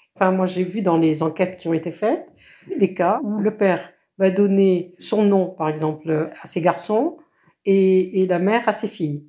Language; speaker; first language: French; native; French